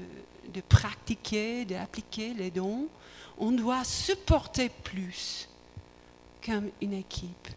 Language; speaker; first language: French; non-native, learner; English